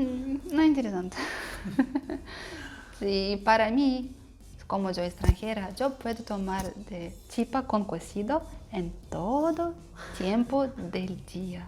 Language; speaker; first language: Spanish; non-native, learner; Russian